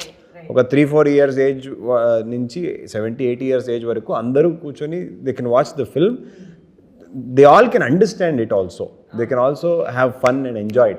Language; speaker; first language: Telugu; non-native, learner; Kannada